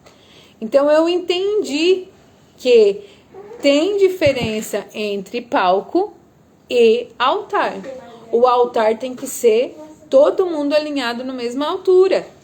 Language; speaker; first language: Portuguese; native; Portuguese